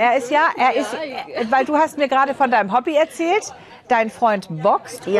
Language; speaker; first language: German; native; German